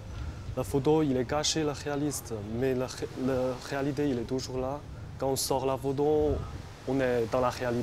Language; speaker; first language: French; non-native, fluent; Chinese